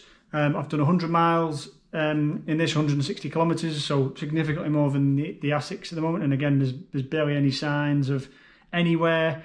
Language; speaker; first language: English; native; English